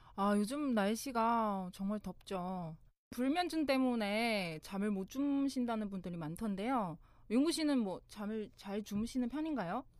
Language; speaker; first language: Korean; non-native, fluent; Chinese